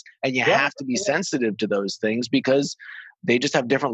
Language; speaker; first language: English; native; English